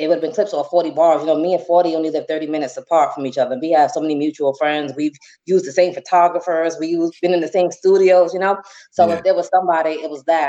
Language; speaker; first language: English; native; English